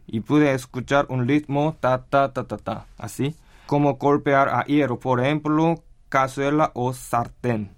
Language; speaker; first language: Spanish; non-native, learner; Korean